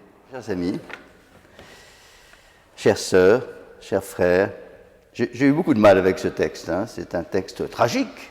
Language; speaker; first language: French; native; French